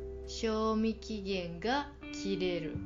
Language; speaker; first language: Japanese; non-native, fluent; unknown